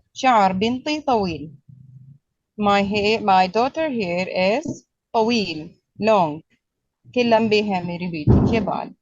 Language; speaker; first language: Urdu; native; Urdu